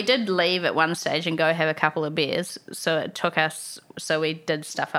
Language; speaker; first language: English; native; English